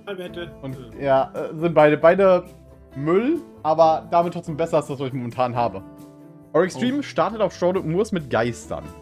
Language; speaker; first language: German; native; German